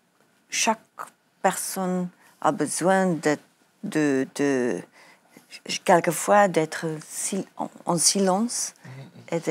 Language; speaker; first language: French; non-native, learner; Afrikaans